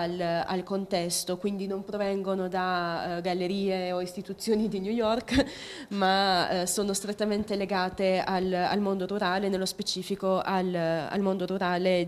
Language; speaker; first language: Italian; native; Italian